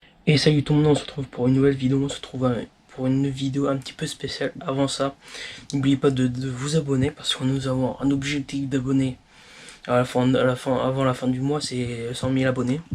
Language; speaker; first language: French; native; French